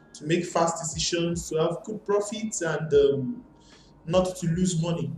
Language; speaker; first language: English; non-native, learner; Portuguese